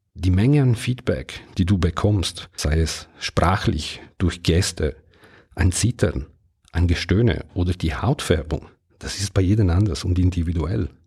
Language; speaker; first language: German; non-native, fluent; Italian